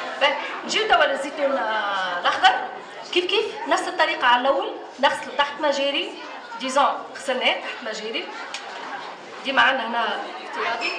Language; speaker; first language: Arabic; native; Arabic